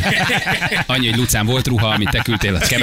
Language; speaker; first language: Hungarian; native; Hungarian